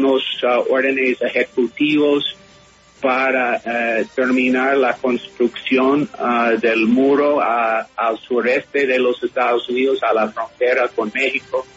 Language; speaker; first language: Spanish; non-native, fluent; English